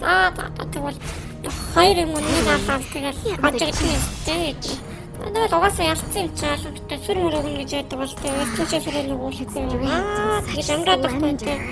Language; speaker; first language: Mongolian; native; Mongolian